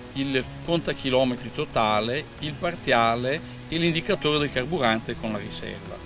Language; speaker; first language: Italian; native; Italian